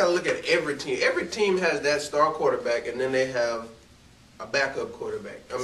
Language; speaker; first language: English; native; English